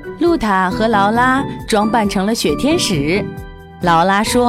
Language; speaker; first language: Chinese; native; Chinese